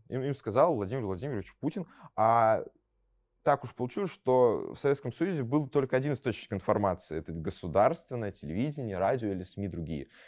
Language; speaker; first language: Russian; native; Russian